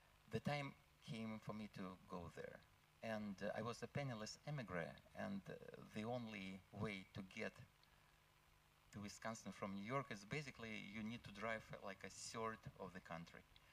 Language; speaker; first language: English; non-native, fluent; Russian